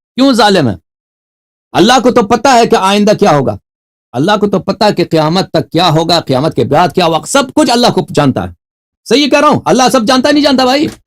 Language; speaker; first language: Urdu; non-native, fluent; Persian